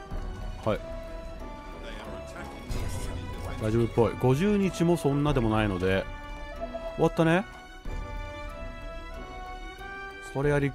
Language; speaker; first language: Japanese; native; Japanese